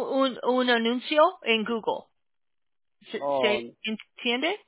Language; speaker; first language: Spanish; non-native, learner; English